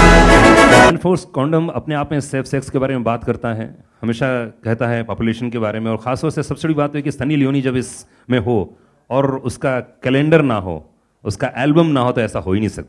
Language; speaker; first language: Hindi; native; Hindi